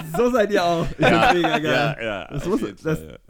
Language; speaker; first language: German; early bilingual, heritage; German